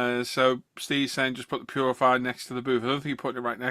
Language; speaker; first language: English; native; English